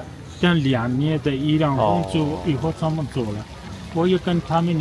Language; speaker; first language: Chinese; non-native, learner; Persian